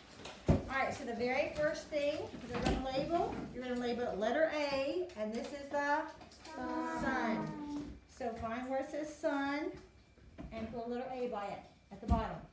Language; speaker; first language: English; native; English